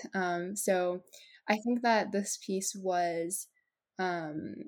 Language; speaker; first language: English; non-native, fluent; Japanese